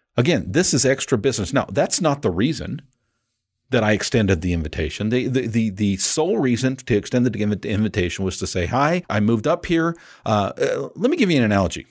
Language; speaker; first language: English; native; English